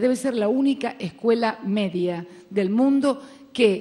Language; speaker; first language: Spanish; native; Spanish